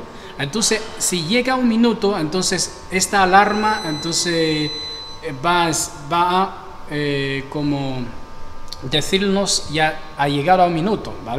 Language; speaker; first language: Spanish; non-native, fluent; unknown